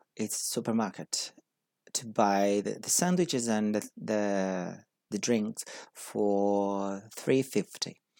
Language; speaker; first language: English; non-native, learner; Portuguese